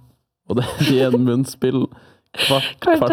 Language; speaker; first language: Norwegian; native; Norwegian